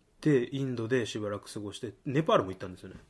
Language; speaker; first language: Japanese; native; Japanese